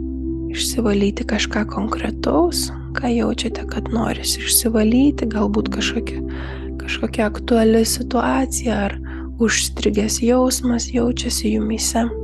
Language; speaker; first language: Lithuanian; native; Lithuanian